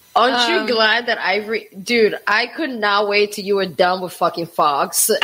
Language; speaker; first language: English; non-native, fluent; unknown